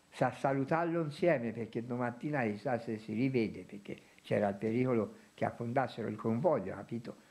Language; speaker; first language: Italian; native; Italian